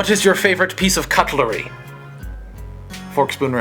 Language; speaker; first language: English; native; English